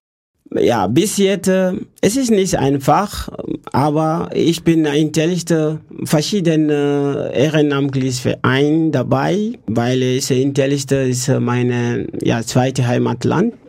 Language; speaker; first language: German; non-native, learner; French